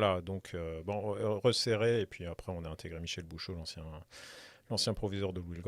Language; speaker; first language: French; native; French